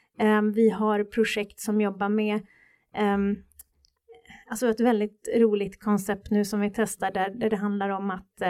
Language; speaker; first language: Swedish; native; Swedish